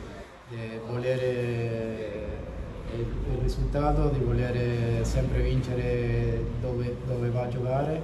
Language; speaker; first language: Italian; non-native, fluent; Spanish